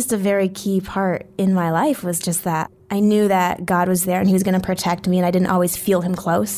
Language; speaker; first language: English; native; English